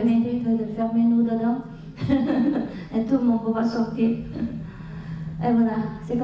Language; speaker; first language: French; non-native, learner; Vietnamese